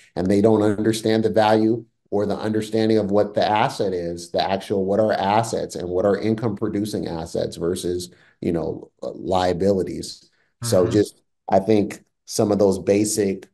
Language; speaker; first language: English; native; English